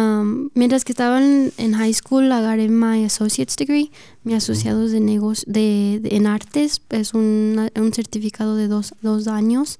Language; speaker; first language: Spanish; early bilingual, heritage; Spanish